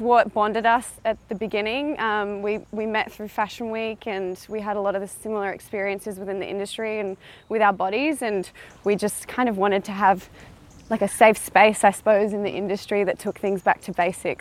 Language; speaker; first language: English; native; English